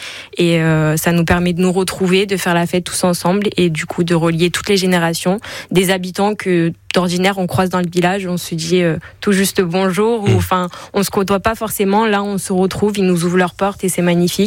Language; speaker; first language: French; native; French